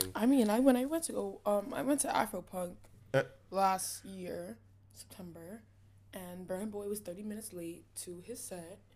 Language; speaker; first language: English; native; English